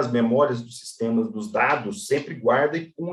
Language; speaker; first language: Portuguese; native; Portuguese